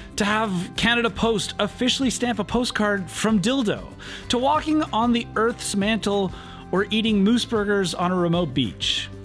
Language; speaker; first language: English; native; English